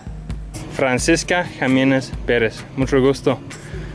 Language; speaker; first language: Spanish; non-native, learner; English